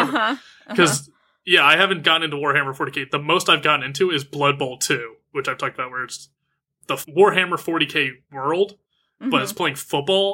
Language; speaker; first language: English; native; English